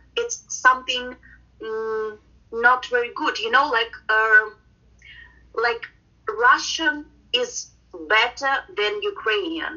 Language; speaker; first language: English; non-native, fluent; Ukrainian